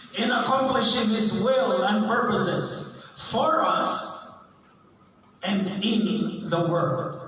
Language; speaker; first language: English; non-native, local second language; Filipino